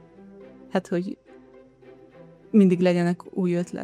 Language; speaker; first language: Hungarian; non-native, fluent; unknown